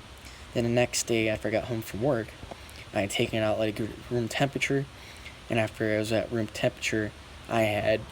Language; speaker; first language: English; native; English